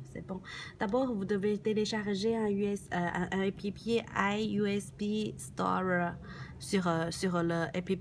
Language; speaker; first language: French; non-native, learner; Chinese